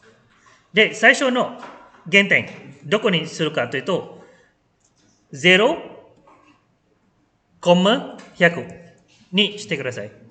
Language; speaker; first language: Japanese; non-native, fluent; Malay